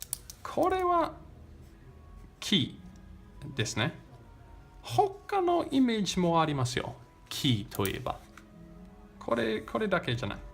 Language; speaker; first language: Japanese; non-native, learner; English